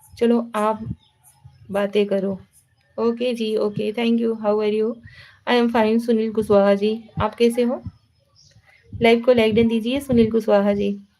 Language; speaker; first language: Hindi; native; Hindi